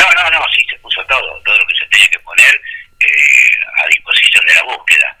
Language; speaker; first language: Spanish; native; Spanish